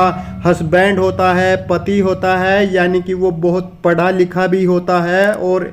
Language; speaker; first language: Hindi; native; Hindi